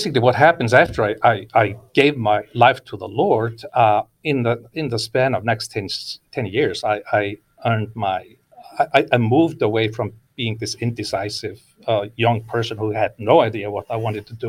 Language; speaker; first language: English; non-native, fluent; Icelandic